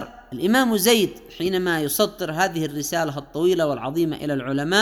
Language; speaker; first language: Arabic; native; Arabic